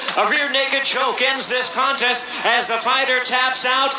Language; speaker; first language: English; native; English